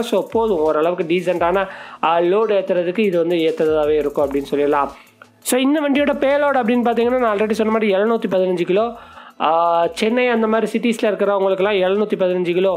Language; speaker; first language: Tamil; native; Tamil